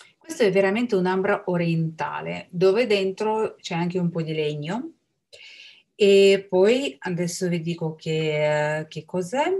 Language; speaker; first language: Italian; non-native, fluent; Russian